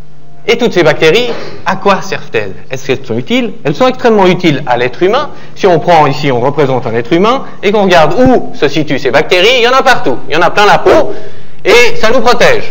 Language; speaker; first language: French; native; French